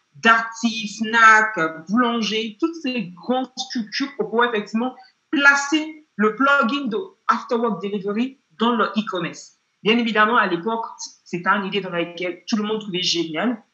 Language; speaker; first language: French; non-native, fluent; Yoruba